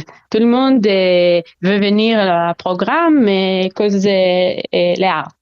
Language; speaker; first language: French; non-native, learner; Hebrew